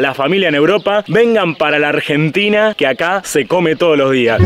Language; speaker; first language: Spanish; native; Spanish